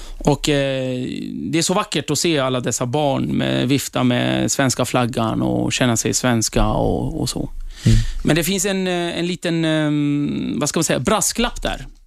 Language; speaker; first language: Swedish; early bilingual, other home language; Kurdish